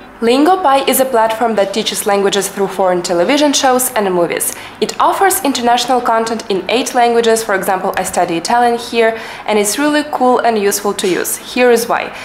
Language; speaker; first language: English; non-native, fluent; Russian